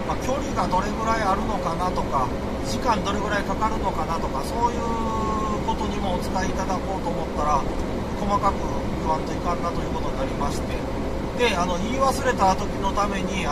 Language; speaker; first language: Japanese; native; Japanese